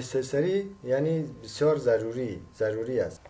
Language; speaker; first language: Persian; native; Persian